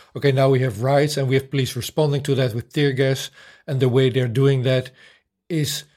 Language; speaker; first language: English; non-native, fluent; Dutch